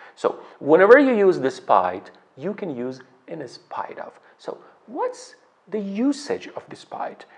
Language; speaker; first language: English; non-native, fluent; Persian